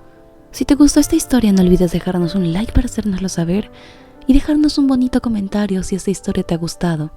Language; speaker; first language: Spanish; native; Spanish